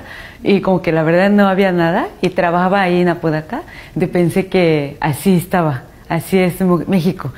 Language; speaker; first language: Spanish; non-native, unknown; Korean